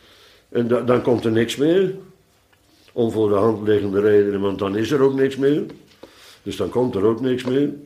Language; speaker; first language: Dutch; native; Dutch